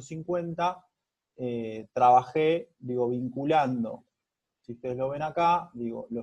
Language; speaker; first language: Spanish; native; Spanish